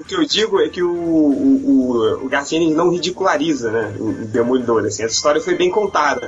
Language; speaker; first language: Portuguese; native; Portuguese